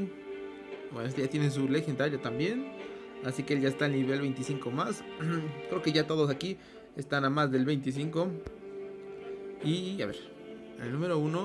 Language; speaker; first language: Spanish; native; Spanish